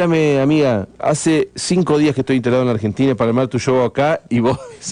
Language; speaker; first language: Spanish; native; Spanish